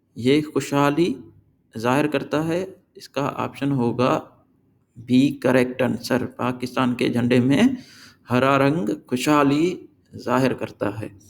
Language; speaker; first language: Urdu; non-native, local second language; Sindhi